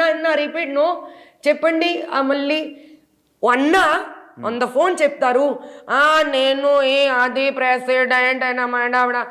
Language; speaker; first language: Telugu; non-native, learner; Hindi